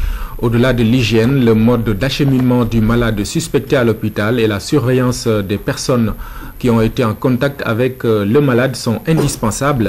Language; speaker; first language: French; non-native, local second language; Wolof